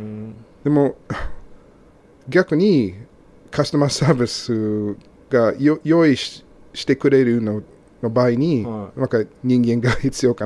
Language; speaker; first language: Japanese; non-native, learner; English